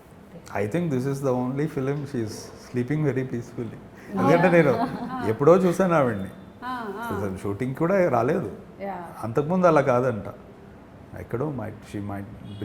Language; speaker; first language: Telugu; native; Telugu